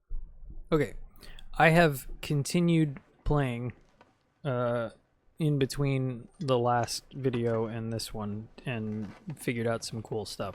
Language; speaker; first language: English; native; English